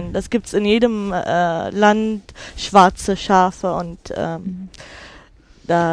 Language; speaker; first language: German; non-native, fluent; Arabic